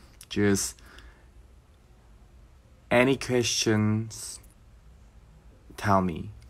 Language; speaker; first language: English; non-native, learner; Korean